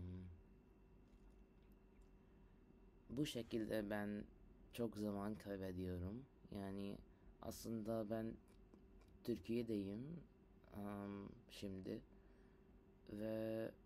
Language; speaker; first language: Turkish; non-native, learner; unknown